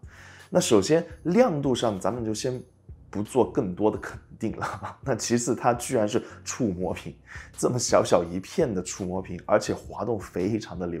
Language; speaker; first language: Chinese; native; Chinese